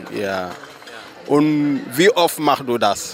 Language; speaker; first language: German; non-native, learner; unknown